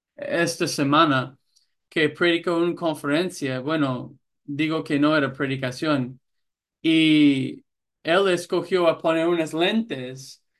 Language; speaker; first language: Spanish; non-native, fluent; English